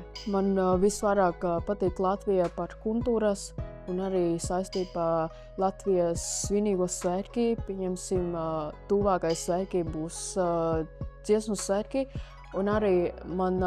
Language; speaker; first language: Latvian; early bilingual, other home language; Vietnamese